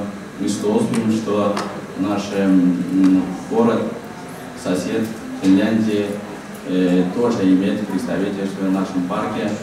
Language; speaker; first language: Russian; non-native, fluent; Chinese